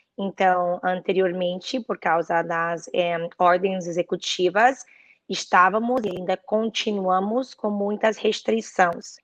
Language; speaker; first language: Portuguese; early bilingual, heritage; Portuguese